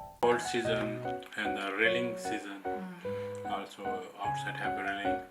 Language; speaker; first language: English; non-native, learner; Urdu